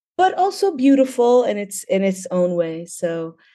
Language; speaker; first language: English; non-native, fluent; Arabic